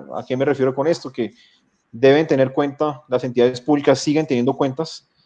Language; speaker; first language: Spanish; native; Spanish